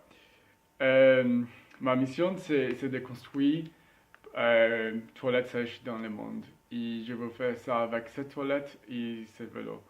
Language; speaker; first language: French; non-native, learner; Spanish